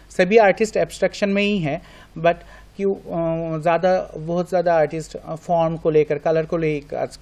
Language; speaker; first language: Hindi; non-native, local second language; Bangla